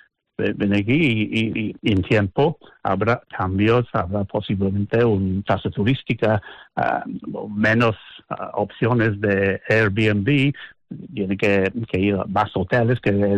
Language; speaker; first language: Spanish; non-native, fluent; English